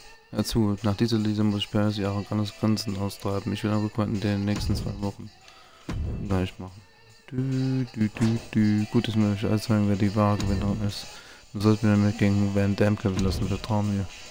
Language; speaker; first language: German; native; German